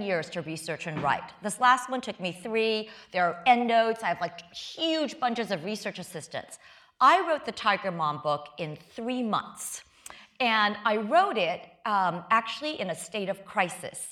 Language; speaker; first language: English; early bilingual, other home language; Chinese